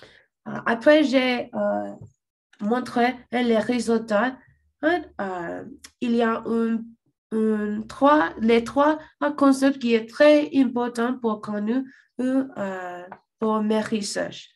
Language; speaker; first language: French; non-native, learner; English